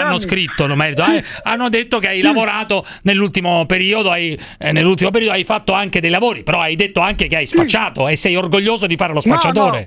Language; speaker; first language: Italian; native; Italian